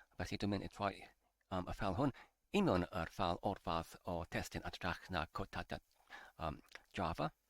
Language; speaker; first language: Welsh; non-native, learner; English